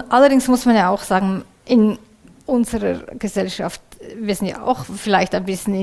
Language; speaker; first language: German; native; German